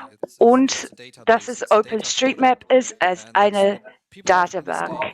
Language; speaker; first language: German; non-native, learner; English